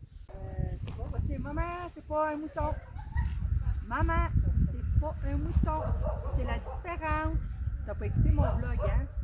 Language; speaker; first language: French; native; French